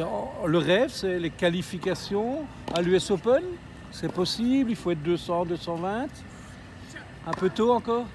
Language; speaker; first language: French; native; French